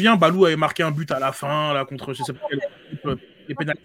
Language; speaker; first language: French; native; French